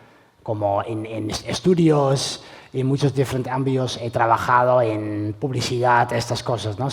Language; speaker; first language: Spanish; non-native, fluent; Dutch